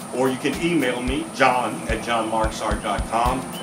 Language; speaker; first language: English; native; English